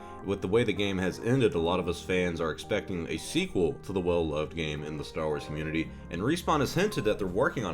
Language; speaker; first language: English; native; English